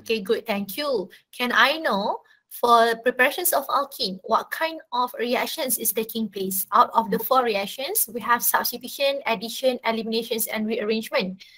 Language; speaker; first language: English; non-native, local second language; Malay